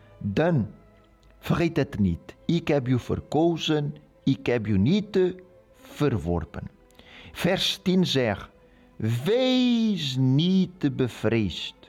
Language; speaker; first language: Dutch; non-native, learner; Portuguese